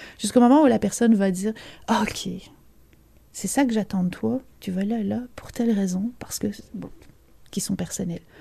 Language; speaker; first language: French; native; French